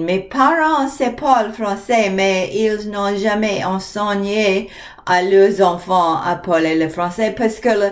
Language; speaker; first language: French; non-native, learner; English